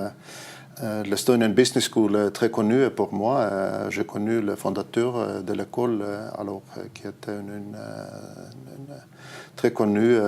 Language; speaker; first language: French; non-native, fluent; Estonian